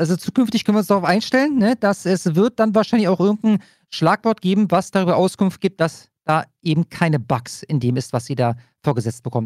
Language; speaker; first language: German; native; German